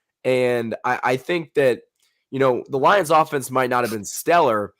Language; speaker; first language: English; native; English